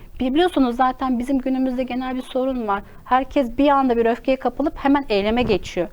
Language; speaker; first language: Turkish; native; Turkish